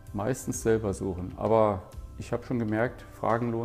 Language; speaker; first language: German; native; German